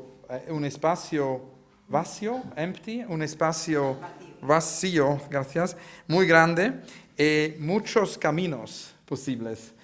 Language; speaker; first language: Spanish; non-native, learner; Italian